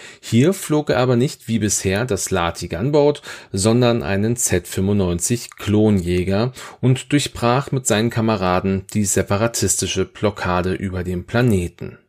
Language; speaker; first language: German; native; German